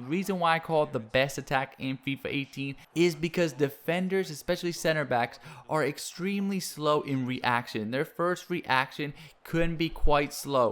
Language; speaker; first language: English; native; English